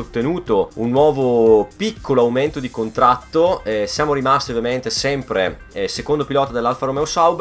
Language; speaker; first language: Italian; native; Italian